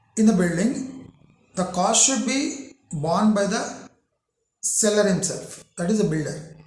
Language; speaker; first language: English; non-native, local second language; Telugu